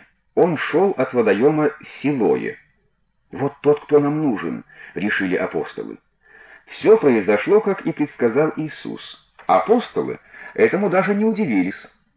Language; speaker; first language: Russian; native; Russian